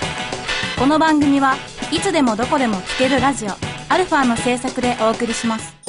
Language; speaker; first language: Japanese; native; Japanese